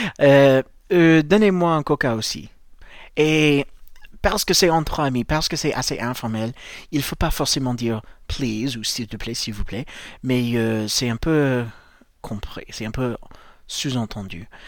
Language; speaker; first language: French; non-native, fluent; English